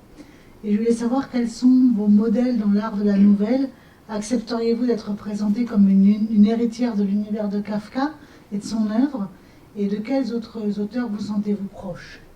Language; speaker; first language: French; native; French